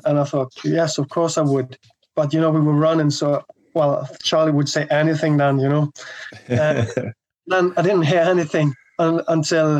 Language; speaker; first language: English; non-native, fluent; Norwegian